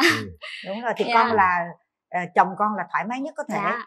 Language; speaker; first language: Vietnamese; native; Vietnamese